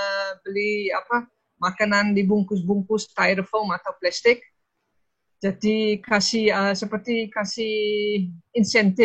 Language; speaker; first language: Indonesian; non-native, fluent; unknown